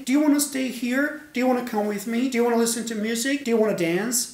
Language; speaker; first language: English; non-native, fluent; Turkish